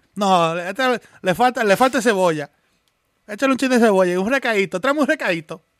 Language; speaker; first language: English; early bilingual, other home language; Spanish